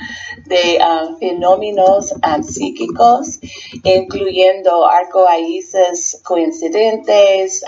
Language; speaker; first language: Spanish; non-native, fluent; English